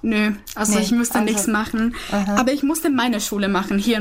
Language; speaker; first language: German; non-native, fluent; Czech